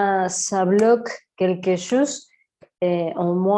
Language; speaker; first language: French; non-native, learner; Spanish